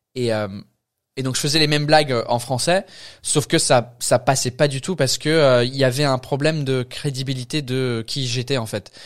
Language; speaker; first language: French; non-native, fluent; English